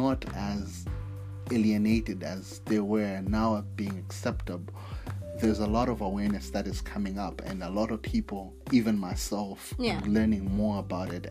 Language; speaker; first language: English; non-native, local second language; Nyanja